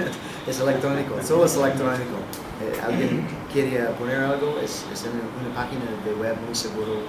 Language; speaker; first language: Spanish; non-native, learner; English